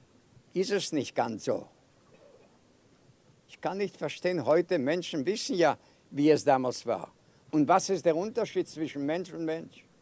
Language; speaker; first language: German; non-native, fluent; Yiddish